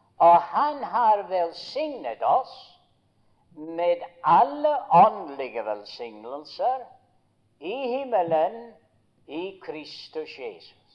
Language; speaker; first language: Norwegian; early bilingual, heritage; Norwegian